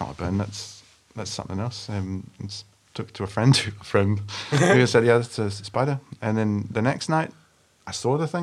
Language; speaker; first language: English; native; English